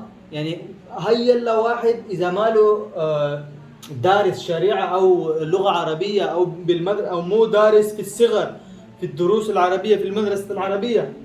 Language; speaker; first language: Arabic; non-native, learner; Pashto